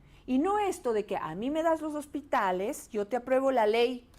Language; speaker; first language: Spanish; native; Spanish